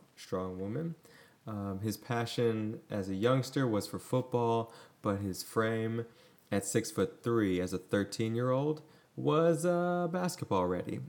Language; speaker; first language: English; native; English